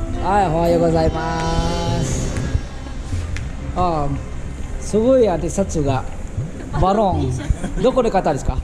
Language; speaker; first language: Japanese; non-native, fluent; Indonesian